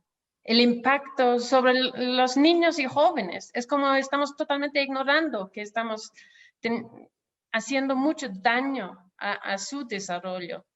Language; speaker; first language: Spanish; non-native, fluent; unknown